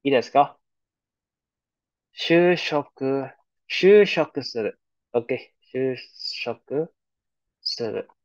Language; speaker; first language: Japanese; non-native, fluent; Filipino